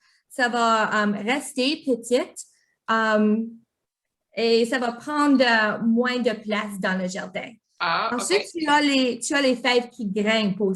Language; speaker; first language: French; non-native, local second language; English